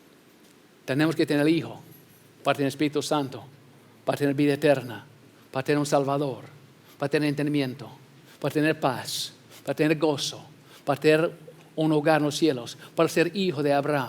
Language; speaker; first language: Spanish; non-native, fluent; English